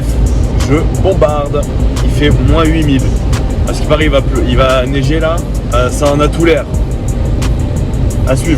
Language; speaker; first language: French; native; French